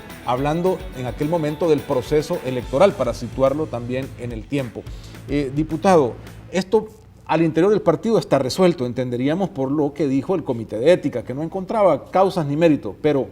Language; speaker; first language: Spanish; native; Spanish